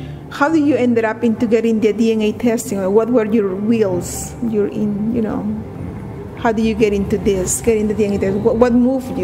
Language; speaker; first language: English; non-native, fluent; Spanish